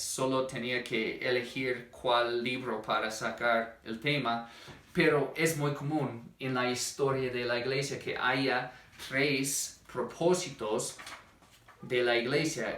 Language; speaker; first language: Spanish; non-native, fluent; English